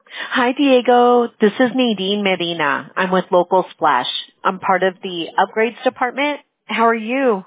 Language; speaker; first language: English; early bilingual, other home language; Spanish